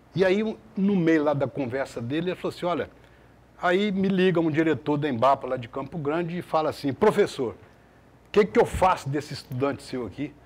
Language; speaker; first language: Portuguese; native; Portuguese